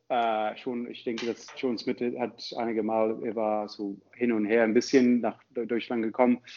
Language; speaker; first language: German; non-native, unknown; English